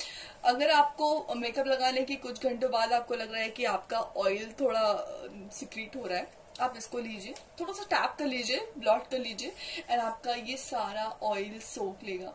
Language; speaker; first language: Hindi; native; Hindi